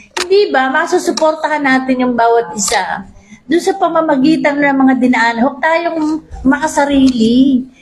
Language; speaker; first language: Filipino; native; Filipino